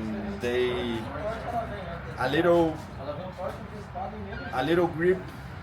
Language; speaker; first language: English; non-native, learner; Portuguese